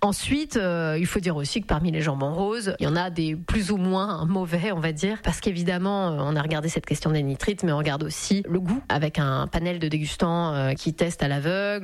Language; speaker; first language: French; native; French